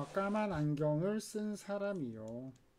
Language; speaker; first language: Korean; native; Korean